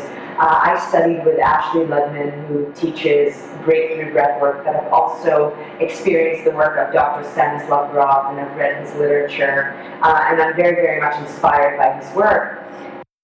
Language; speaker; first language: English; non-native, fluent; Hebrew